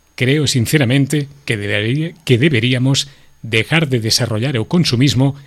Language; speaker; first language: Spanish; non-native, local second language; Catalan